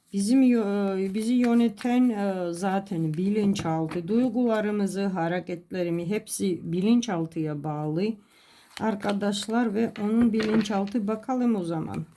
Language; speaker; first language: Turkish; non-native, fluent; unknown